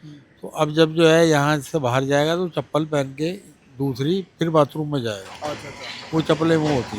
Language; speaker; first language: Hindi; native; Hindi